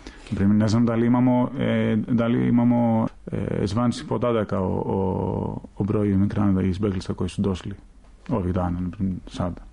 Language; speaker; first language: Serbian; non-native, fluent; Greek